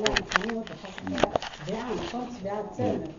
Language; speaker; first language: Hebrew; non-native, learner; Arabic